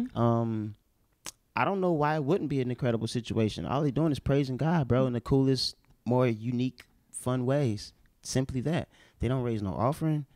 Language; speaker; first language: English; native; English